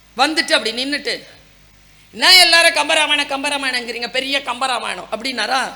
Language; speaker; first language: Tamil; non-native, local second language; Urdu